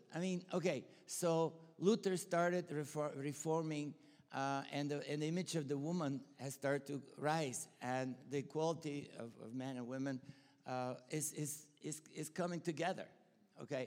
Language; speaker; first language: English; non-native, fluent; Bulgarian